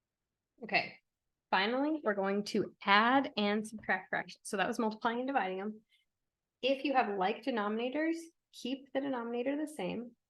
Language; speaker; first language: English; native; English